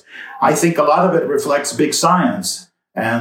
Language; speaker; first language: English; native; English